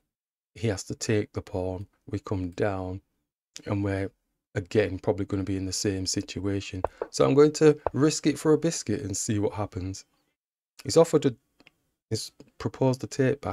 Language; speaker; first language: English; native; English